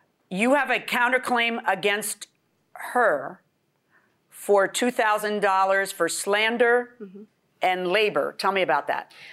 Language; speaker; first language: English; early bilingual, other home language; Spanish